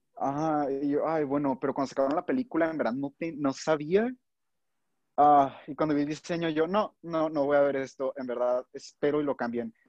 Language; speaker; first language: Spanish; native; Spanish